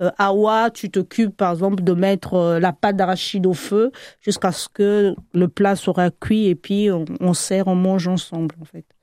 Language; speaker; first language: French; native; French